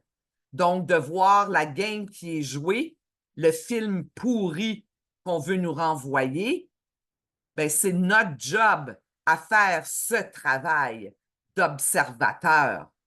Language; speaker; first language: French; native; French